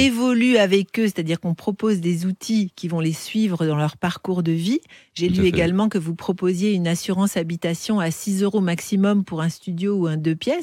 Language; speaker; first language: French; native; French